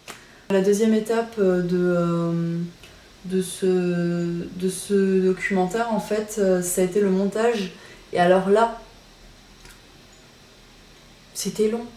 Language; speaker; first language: French; native; French